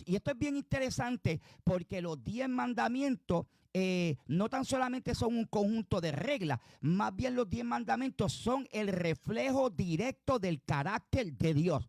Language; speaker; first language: Spanish; native; Spanish